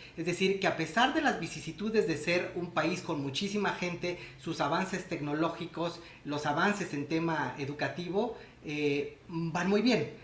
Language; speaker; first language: Spanish; native; Spanish